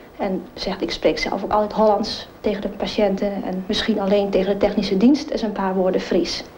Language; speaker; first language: Dutch; native; Dutch